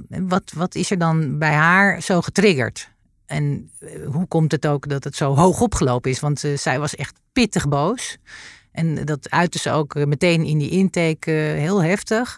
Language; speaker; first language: Dutch; native; Dutch